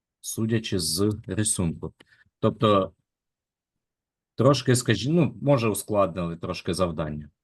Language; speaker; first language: Ukrainian; native; Ukrainian